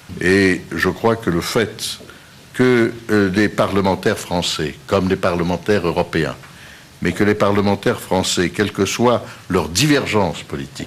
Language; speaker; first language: French; native; French